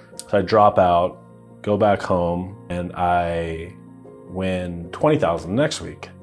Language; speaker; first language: English; native; English